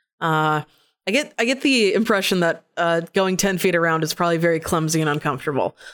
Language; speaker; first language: English; native; English